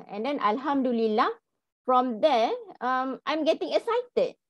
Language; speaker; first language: English; non-native, local second language; Malay